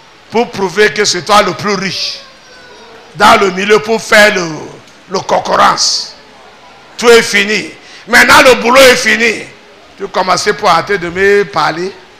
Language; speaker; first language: French; non-native, learner; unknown